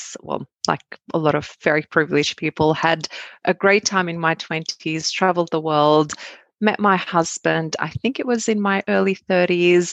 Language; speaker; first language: English; non-native, fluent; Arabic